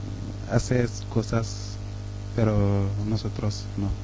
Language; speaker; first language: Spanish; non-native, learner; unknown